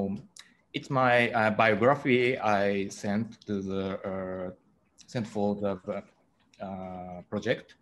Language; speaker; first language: English; non-native, learner; Japanese